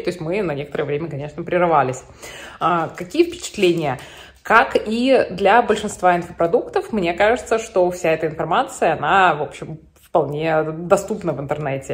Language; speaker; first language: Russian; native; Russian